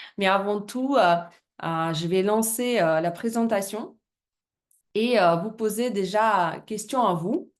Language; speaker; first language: French; non-native, fluent; Russian